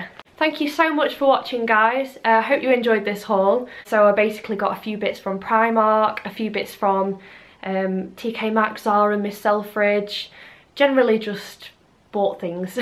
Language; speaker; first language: English; native; English